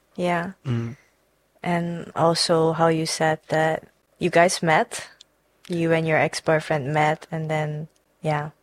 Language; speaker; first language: English; non-native, fluent; Chinese